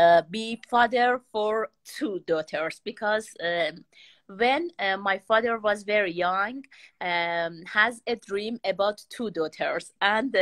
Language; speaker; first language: English; non-native, learner; Persian